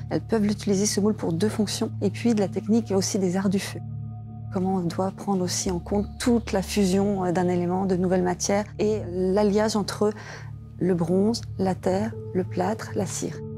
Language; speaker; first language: French; native; French